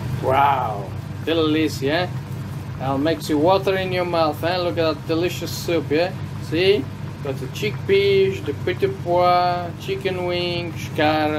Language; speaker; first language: English; non-native, fluent; Portuguese